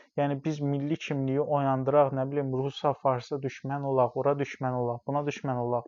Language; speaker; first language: Azerbaijani; non-native, local second language; Talysh